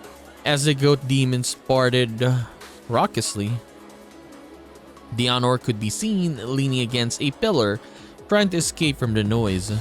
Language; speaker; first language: English; native; English